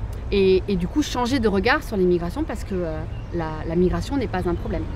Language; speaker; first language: French; native; French